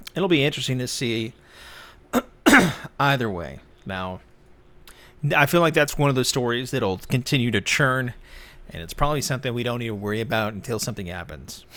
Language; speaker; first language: English; native; English